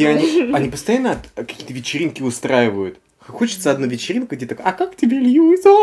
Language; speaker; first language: Russian; native; Russian